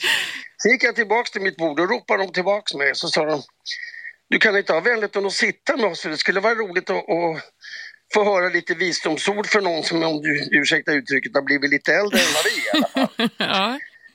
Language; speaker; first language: Swedish; native; Swedish